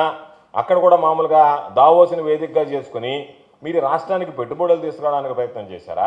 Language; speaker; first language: Telugu; native; Telugu